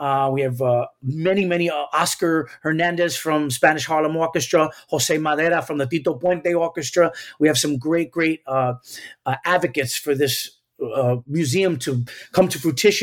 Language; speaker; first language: English; early bilingual, other home language; Spanish